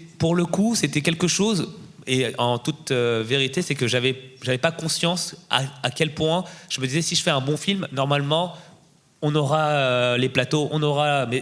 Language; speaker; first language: French; early bilingual, other home language; Tamil